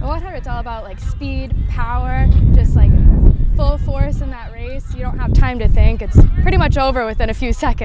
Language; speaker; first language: English; native; English